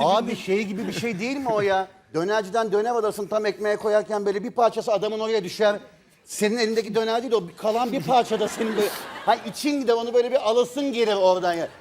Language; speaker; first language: Turkish; native; Turkish